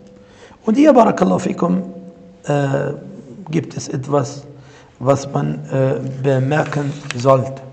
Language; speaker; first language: German; non-native, fluent; Arabic